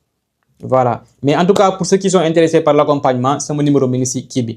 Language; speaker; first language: French; non-native, local second language; Wolof